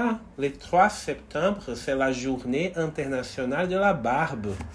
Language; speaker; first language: French; non-native, fluent; Portuguese